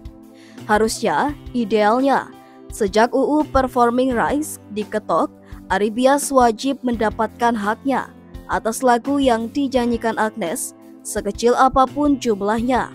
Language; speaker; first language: Indonesian; native; Indonesian